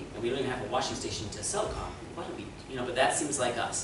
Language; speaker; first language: English; native; English